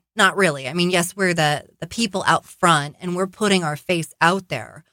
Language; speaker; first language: English; native; English